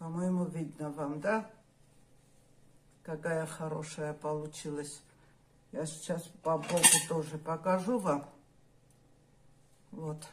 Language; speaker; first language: Russian; non-native, local second language; Armenian